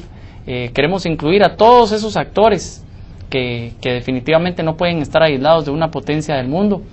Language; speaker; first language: Spanish; native; Spanish